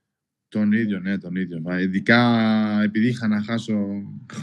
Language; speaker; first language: Greek; non-native, local second language; Albanian